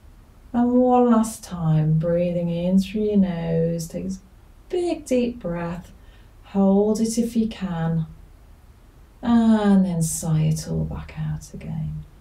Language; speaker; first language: English; native; English